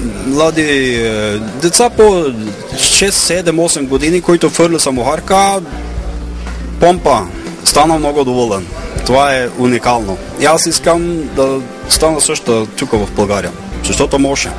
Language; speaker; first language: Bulgarian; non-native, fluent; Norwegian